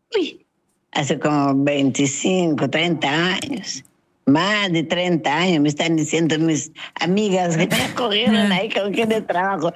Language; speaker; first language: Spanish; non-native, fluent; Kabuverdianu